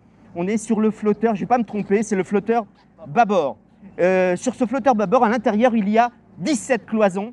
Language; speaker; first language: French; native; French